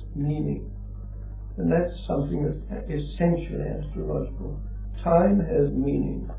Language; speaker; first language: English; native; English